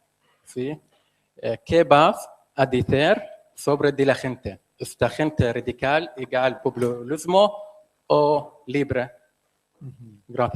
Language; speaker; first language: Spanish; non-native, learner; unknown